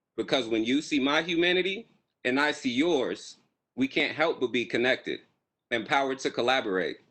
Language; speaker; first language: English; native; English